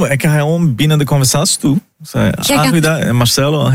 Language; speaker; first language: Dutch; non-native, learner; Portuguese